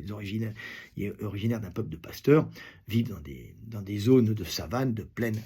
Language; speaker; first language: French; native; French